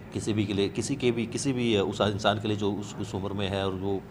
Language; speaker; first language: Hindi; native; Hindi